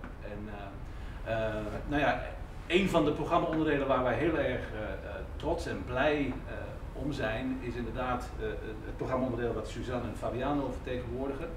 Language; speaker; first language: Dutch; native; Dutch